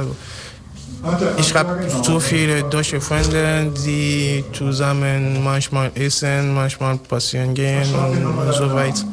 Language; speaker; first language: German; non-native, learner; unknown